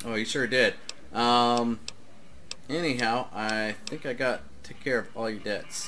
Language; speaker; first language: English; native; English